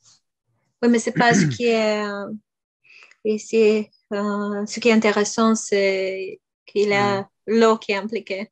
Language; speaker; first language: French; non-native, fluent; Bulgarian